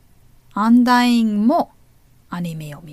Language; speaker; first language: Japanese; non-native, learner; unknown